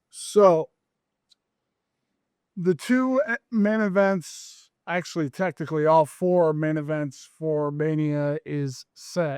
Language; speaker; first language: English; native; English